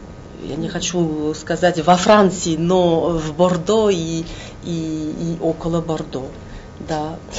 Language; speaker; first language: Russian; non-native, fluent; French